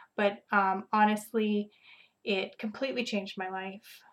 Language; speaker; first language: English; native; English